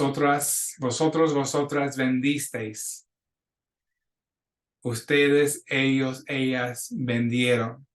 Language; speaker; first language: Spanish; non-native, fluent; English